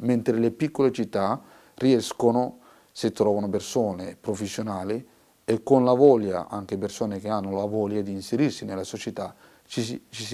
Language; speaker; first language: Italian; non-native, fluent; Somali